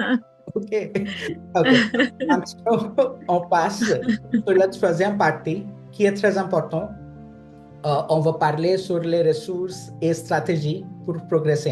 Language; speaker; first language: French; non-native, fluent; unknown